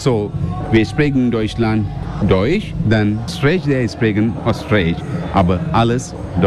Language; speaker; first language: German; non-native, learner; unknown